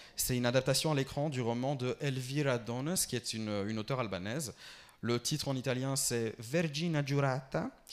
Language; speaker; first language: French; early bilingual, other home language; Albanian